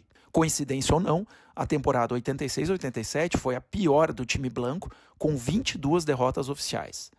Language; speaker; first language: Portuguese; native; Portuguese